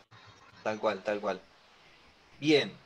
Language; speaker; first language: Spanish; native; Spanish